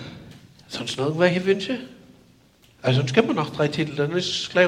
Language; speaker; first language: German; native; German